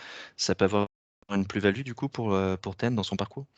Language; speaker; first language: French; native; French